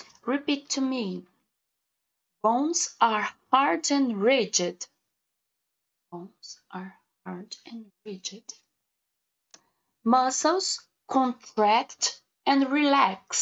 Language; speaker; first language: English; non-native, learner; Portuguese